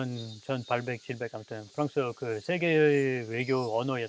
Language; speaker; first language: Korean; non-native, fluent; French